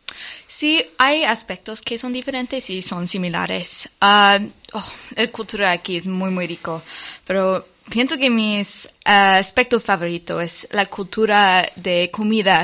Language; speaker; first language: Spanish; non-native, learner; English